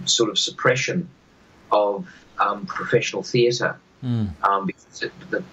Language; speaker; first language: English; native; English